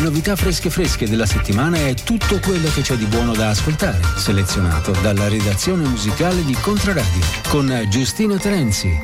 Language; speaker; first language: Italian; native; Italian